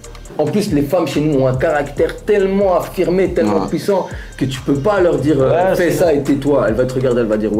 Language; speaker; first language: French; early bilingual, other home language; Arabic